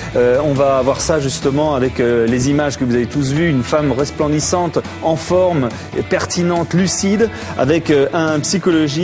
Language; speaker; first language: French; native; French